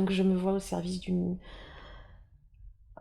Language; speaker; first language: French; native; French